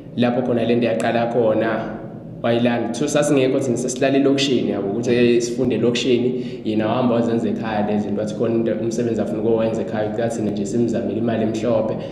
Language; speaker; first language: Zulu; non-native, local second language; Swati